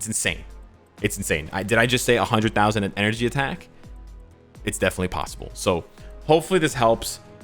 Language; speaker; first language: English; native; English